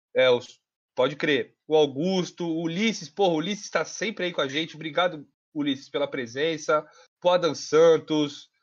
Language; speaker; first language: Portuguese; native; Portuguese